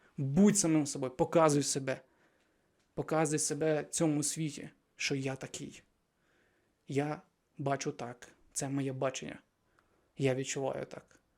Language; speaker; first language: Ukrainian; non-native, local second language; Russian